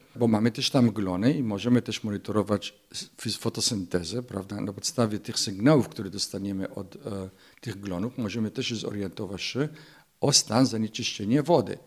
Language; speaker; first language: Polish; non-native, fluent; Arabic